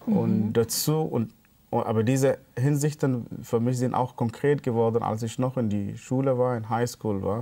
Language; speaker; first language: German; non-native, fluent; Arabic